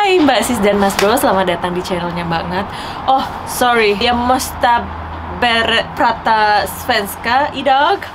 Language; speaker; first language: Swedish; non-native, learner; Indonesian